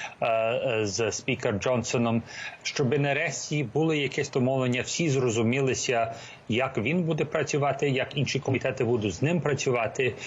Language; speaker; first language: Ukrainian; early bilingual, heritage; Ukrainian